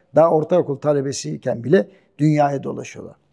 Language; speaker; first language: Turkish; native; Turkish